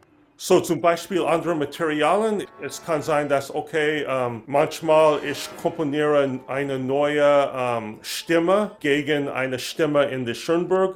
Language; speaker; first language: German; non-native, learner; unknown